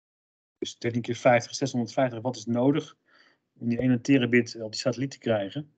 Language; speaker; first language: Dutch; native; Dutch